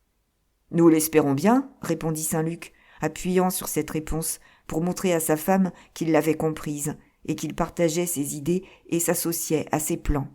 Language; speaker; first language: French; native; French